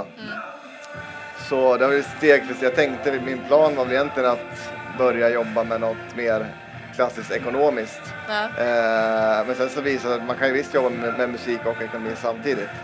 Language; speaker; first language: Swedish; native; Swedish